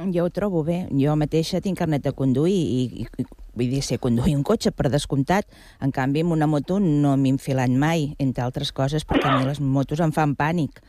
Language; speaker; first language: Catalan; non-native, local second language; Spanish